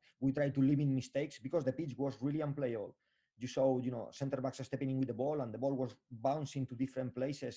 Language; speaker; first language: English; non-native, fluent; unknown